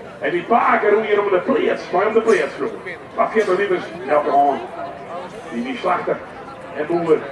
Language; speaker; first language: Dutch; native; Dutch